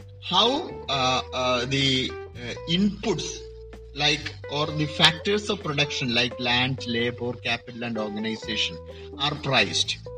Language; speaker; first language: English; non-native, local second language; Malayalam